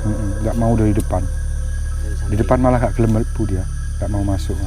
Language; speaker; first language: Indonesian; non-native, local second language; Javanese